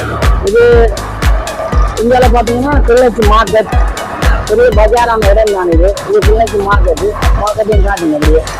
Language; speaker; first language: Tamil; native; Tamil